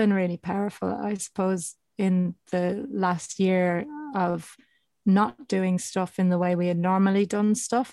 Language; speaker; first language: English; native; English